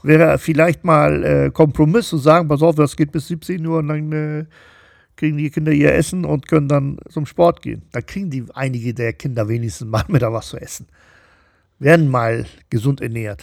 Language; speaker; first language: German; native; German